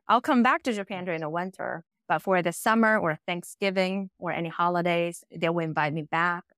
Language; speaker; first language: English; non-native, fluent; Japanese